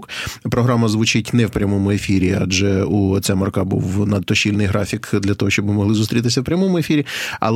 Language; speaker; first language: Ukrainian; native; Ukrainian